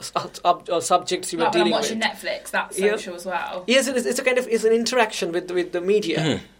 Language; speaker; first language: English; non-native, local second language; Bangla